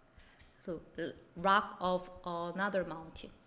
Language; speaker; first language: English; non-native, fluent; Korean